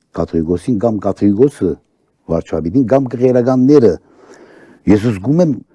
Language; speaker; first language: Armenian; early bilingual, heritage; Armenian